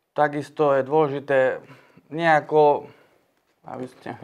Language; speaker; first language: Slovak; non-native, local second language; Hungarian